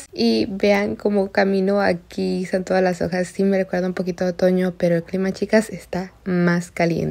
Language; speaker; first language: Spanish; native; Spanish